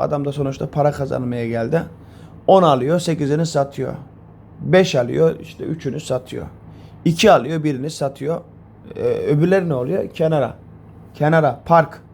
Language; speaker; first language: Turkish; native; Turkish